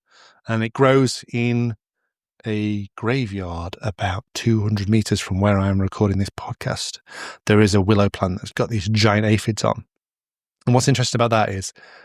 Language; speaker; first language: English; native; English